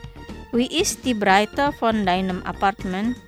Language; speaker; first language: German; non-native, fluent; Indonesian